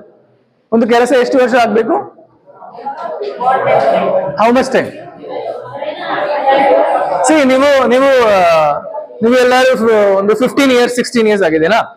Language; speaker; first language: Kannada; non-native, learner; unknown